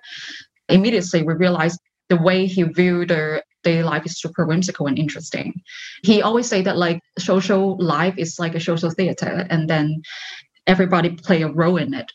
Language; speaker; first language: English; non-native, local second language; Cantonese